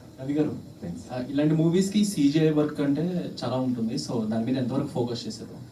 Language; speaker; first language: Telugu; native; Telugu